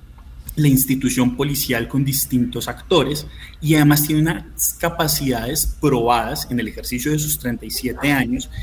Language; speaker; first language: Spanish; native; Spanish